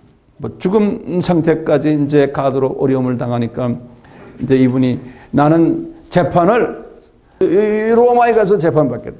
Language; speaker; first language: Korean; native; Korean